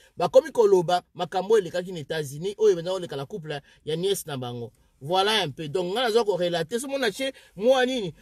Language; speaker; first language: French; non-native, local second language; Lingala